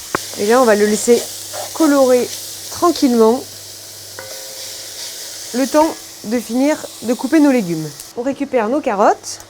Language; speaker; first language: French; native; French